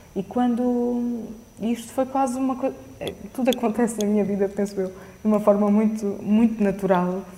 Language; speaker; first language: Portuguese; native; Portuguese